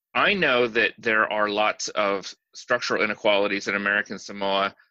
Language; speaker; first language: English; native; English